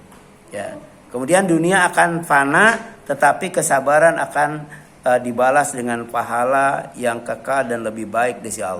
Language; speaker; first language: Indonesian; native; Indonesian